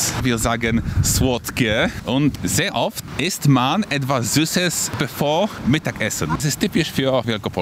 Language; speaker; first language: German; non-native, fluent; Polish